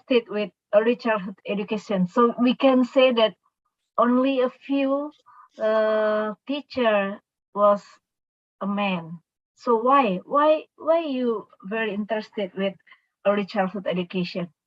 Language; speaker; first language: English; non-native, local second language; Indonesian